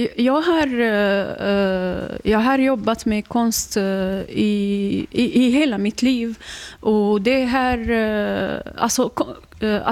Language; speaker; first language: Swedish; non-native, learner; Arabic